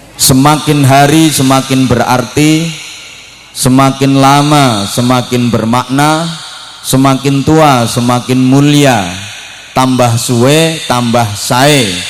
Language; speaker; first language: Indonesian; non-native, local second language; Javanese